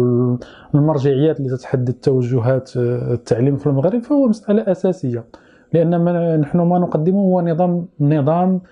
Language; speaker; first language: Arabic; native; Arabic